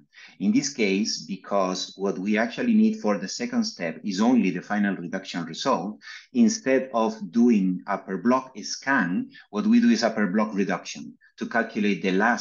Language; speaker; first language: English; non-native, fluent; Spanish